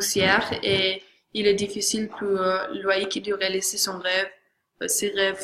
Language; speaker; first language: French; non-native, learner; Swedish